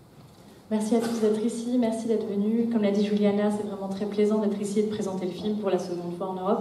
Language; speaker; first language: French; native; French